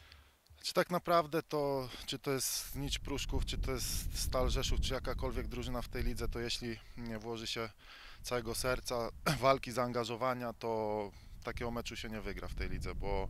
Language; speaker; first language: Polish; native; Polish